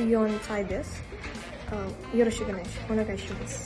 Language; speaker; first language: Japanese; non-native, learner; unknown